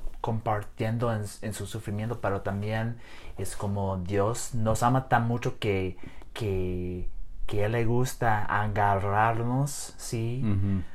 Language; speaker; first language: Spanish; non-native, learner; English